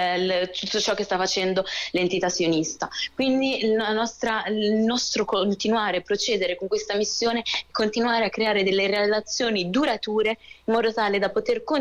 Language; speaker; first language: Italian; non-native, fluent; Arabic